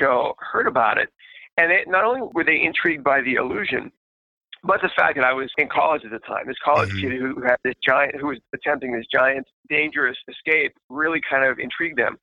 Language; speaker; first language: English; native; English